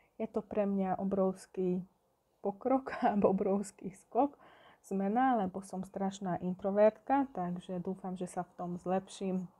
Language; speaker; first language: Slovak; non-native, local second language; Hungarian